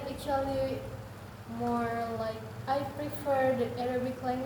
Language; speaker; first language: English; non-native, learner; Indonesian